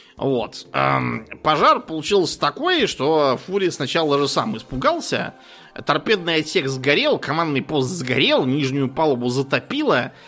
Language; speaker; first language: Russian; native; Russian